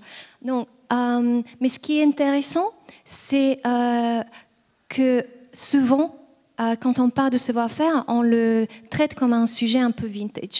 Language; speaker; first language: French; non-native, fluent; Bulgarian